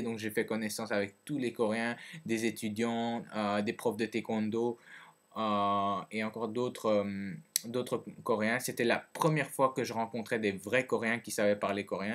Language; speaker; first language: French; early bilingual, other home language; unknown